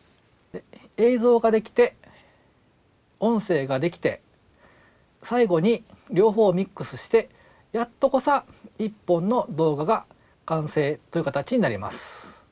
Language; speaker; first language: Japanese; native; Japanese